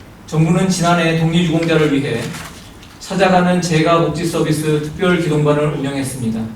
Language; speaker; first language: Korean; native; Korean